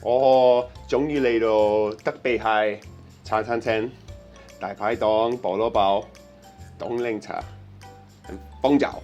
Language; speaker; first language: Cantonese; non-native, fluent; English